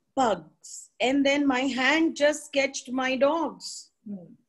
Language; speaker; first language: English; non-native, local second language; Hindi